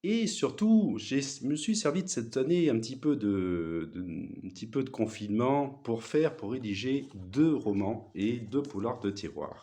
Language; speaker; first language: French; native; French